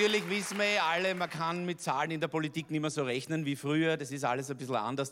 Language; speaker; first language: German; native; German